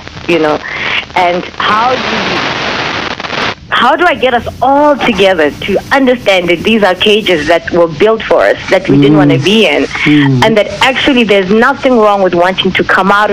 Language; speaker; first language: English; non-native, local second language; Zulu